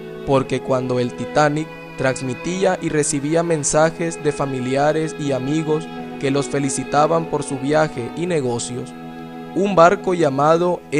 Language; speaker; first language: Spanish; native; Spanish